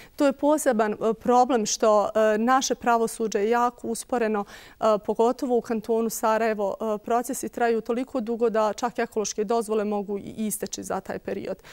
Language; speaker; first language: Croatian; native; Croatian